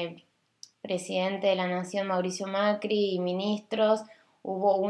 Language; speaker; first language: Spanish; native; Spanish